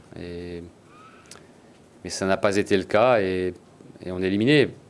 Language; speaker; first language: French; native; French